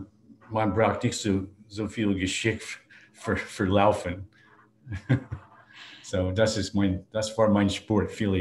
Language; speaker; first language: German; non-native, learner; English